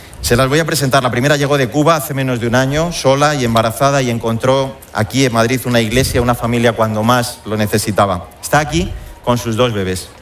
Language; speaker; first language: Spanish; native; Spanish